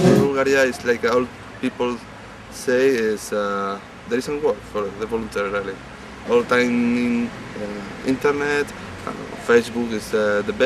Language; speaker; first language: English; non-native, learner; Spanish